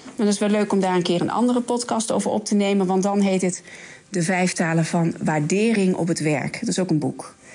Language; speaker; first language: Dutch; native; Dutch